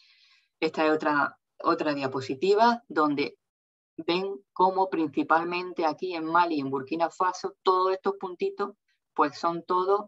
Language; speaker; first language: Spanish; native; Spanish